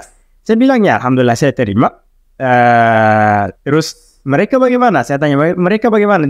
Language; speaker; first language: Indonesian; non-native, local second language; Arabic